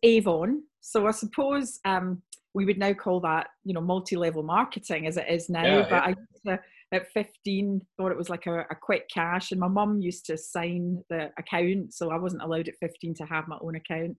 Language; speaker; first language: English; native; English